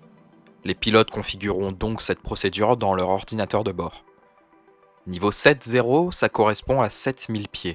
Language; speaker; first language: French; native; French